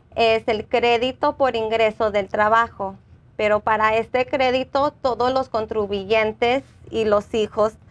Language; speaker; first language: Spanish; early bilingual, heritage; Spanish